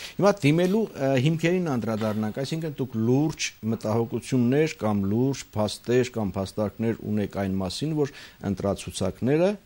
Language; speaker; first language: Armenian; native; Armenian